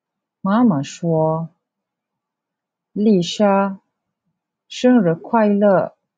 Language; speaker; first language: Chinese; non-native, local second language; Malay